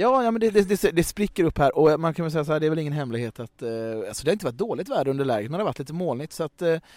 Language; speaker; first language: Swedish; native; Swedish